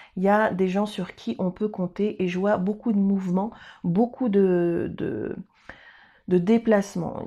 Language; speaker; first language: French; native; French